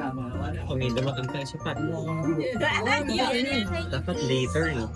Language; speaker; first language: Filipino; native; Filipino